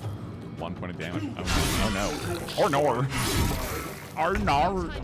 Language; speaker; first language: English; native; English